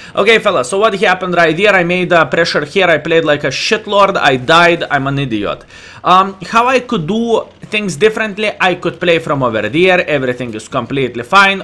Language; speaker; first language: English; non-native, fluent; Lithuanian